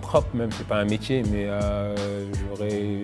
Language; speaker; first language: French; non-native, local second language; Wolof